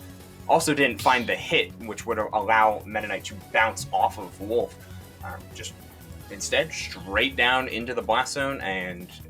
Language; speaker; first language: English; native; English